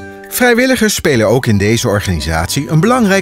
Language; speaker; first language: Dutch; native; Dutch